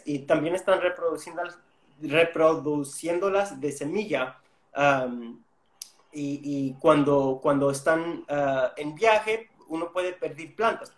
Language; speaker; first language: Spanish; non-native, fluent; English